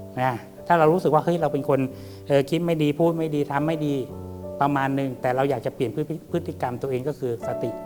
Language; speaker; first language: Thai; native; Thai